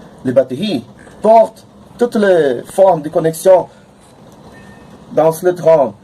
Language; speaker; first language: French; non-native, learner; Portuguese